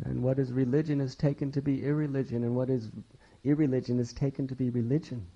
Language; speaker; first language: English; native; English